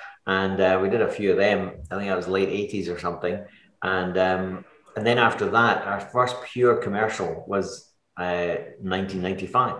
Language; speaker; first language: English; native; English